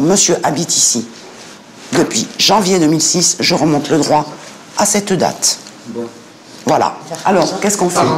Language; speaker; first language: French; native; French